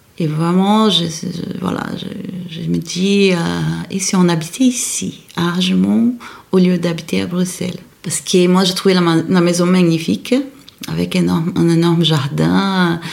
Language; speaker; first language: French; non-native, fluent; Portuguese